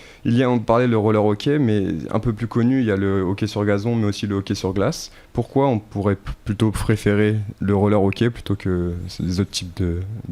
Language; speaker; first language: French; native; French